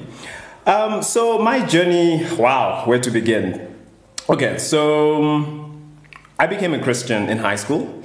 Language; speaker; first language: English; non-native, local second language; Shona